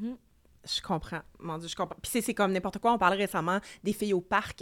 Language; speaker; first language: French; native; French